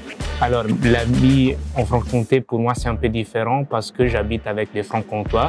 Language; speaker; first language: French; non-native, fluent; Italian